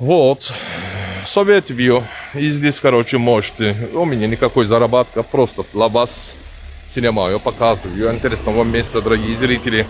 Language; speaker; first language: Russian; non-native, learner; Turkish